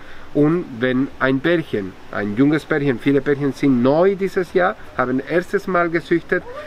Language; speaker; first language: German; non-native, fluent; Spanish